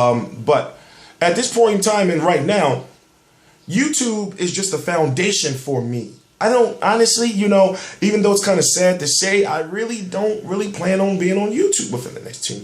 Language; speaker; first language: English; native; English